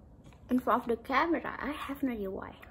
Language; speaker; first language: English; non-native, learner; Indonesian